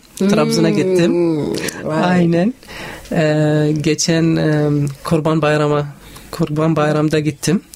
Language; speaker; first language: Turkish; non-native, learner; Arabic